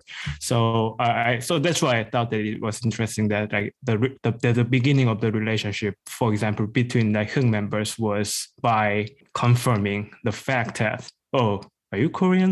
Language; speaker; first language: English; non-native, fluent; Korean